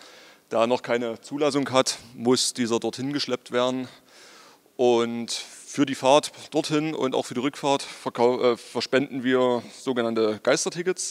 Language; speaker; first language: German; native; German